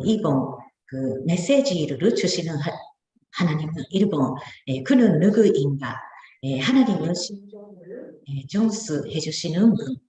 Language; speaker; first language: Korean; non-native, fluent; Japanese